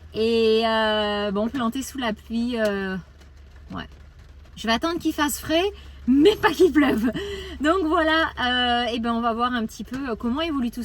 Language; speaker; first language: French; native; French